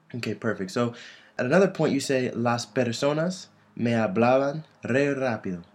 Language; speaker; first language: Spanish; non-native, fluent; English